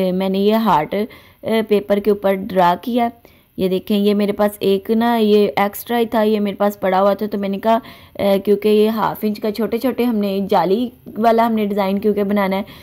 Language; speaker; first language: Urdu; native; Urdu